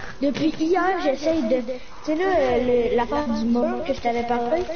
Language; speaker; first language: French; native; French